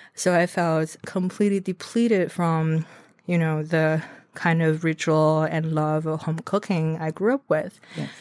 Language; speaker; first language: English; non-native, fluent; Chinese